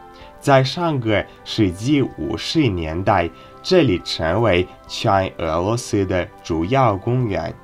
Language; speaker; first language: Chinese; non-native, learner; Russian